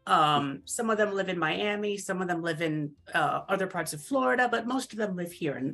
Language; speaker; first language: English; native; English